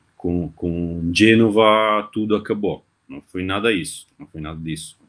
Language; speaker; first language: Portuguese; non-native, fluent; Italian